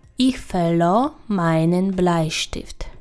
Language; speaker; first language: German; non-native, fluent; Ukrainian